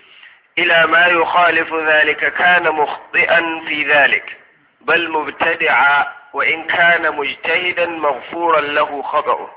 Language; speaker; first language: Arabic; non-native, fluent; Hausa